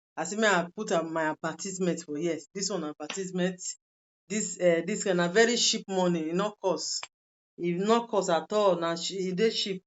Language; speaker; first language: Nigerian Pidgin; non-native, local second language; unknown